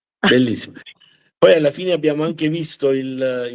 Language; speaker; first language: Italian; native; Italian